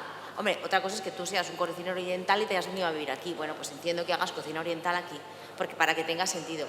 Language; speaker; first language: Spanish; native; Spanish